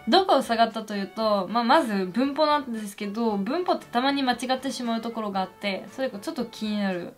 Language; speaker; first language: Japanese; non-native, fluent; French